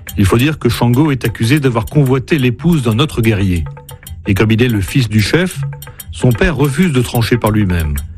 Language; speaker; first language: French; native; French